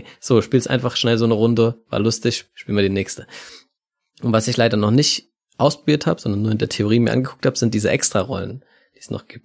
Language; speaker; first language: German; native; German